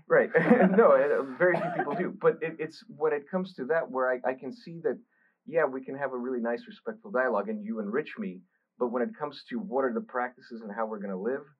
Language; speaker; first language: English; early bilingual, other home language; Bulgarian